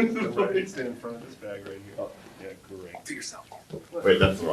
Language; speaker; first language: English; native; English